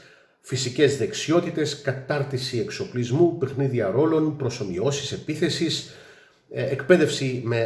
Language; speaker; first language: Greek; native; Greek